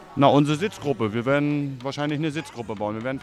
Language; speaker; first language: German; native; German